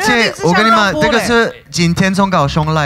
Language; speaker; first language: Chinese; non-native, fluent; French